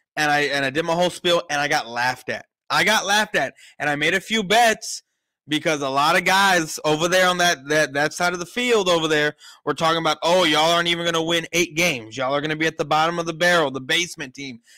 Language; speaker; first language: English; native; English